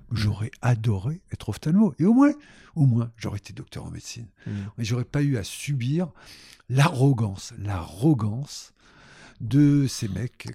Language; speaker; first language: French; native; French